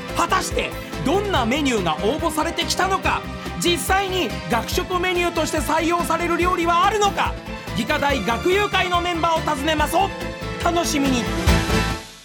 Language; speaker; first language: Japanese; native; Japanese